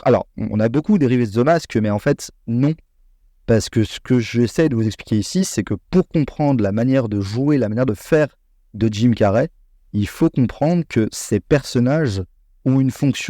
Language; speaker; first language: French; native; French